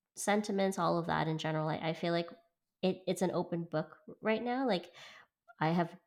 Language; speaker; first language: English; native; English